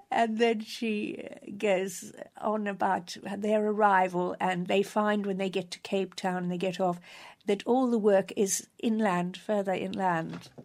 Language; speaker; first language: English; native; English